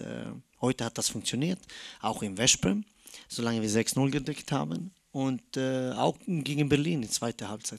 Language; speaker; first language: German; non-native, fluent; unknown